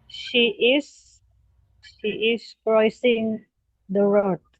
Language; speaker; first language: English; non-native, learner; Indonesian